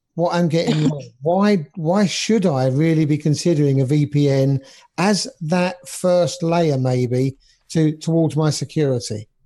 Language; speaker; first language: English; native; English